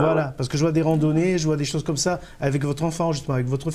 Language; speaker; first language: French; native; French